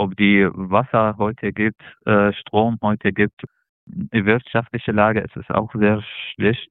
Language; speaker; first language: German; non-native, fluent; Arabic